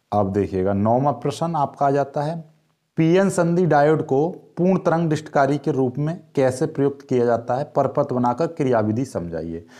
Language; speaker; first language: Hindi; native; Hindi